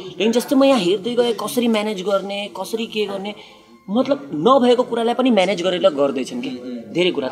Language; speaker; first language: Nepali; non-native, local second language; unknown